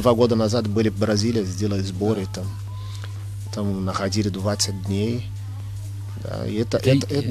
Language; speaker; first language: Russian; non-native, local second language; Azerbaijani